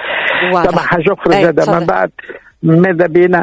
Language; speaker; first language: Arabic; native; Arabic